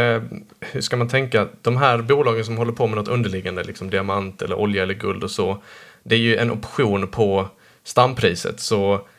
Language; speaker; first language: Swedish; native; Swedish